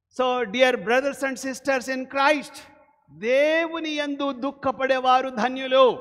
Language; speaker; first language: Telugu; non-native, local second language; Lambadi